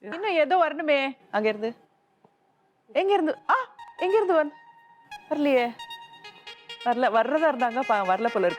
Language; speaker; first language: Tamil; native; Tamil